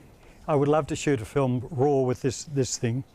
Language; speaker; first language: English; native; English